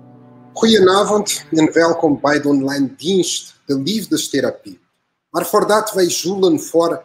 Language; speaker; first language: Dutch; non-native, learner; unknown